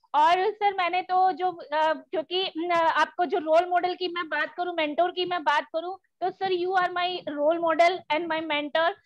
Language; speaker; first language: Hindi; native; Hindi